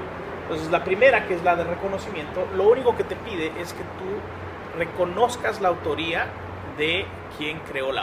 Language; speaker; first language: Spanish; native; Spanish